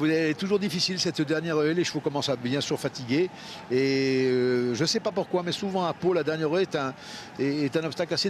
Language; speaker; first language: French; native; French